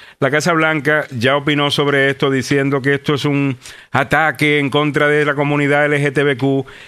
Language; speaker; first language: Spanish; native; Spanish